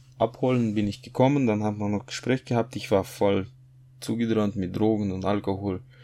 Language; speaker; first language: German; non-native, fluent; Russian